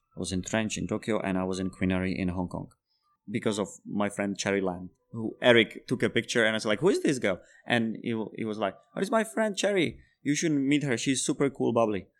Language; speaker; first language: English; non-native, fluent; Czech